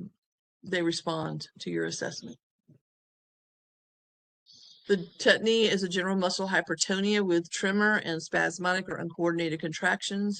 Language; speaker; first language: English; native; English